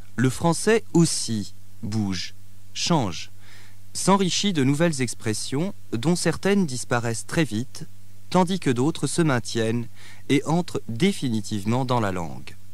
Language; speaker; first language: French; native; French